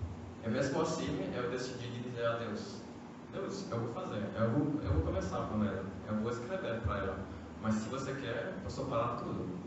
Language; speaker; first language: Portuguese; non-native, fluent; French